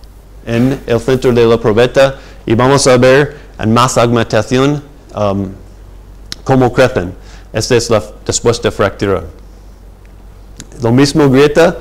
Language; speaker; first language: Spanish; non-native, fluent; English